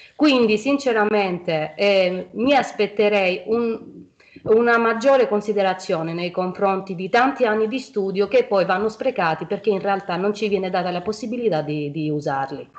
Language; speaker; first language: Italian; non-native, fluent; Albanian